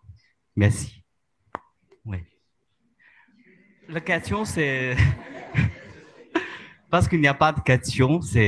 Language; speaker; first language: French; non-native, learner; Chinese